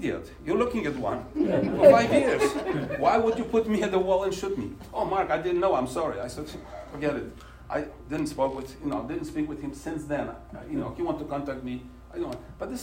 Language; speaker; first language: English; non-native, fluent; Polish